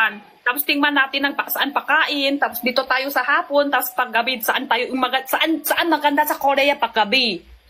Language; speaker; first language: Filipino; non-native, learner; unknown